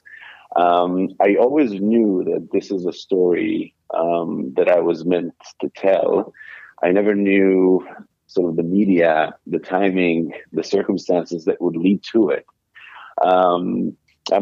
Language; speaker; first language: English; non-native, fluent; Hebrew